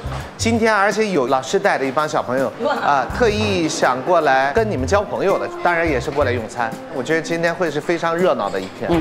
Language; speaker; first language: Chinese; native; Chinese